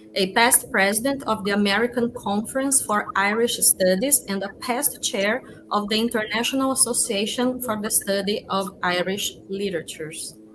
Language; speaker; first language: English; non-native, fluent; Portuguese